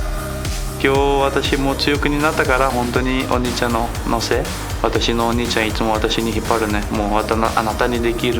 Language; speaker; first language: Japanese; non-native, learner; Portuguese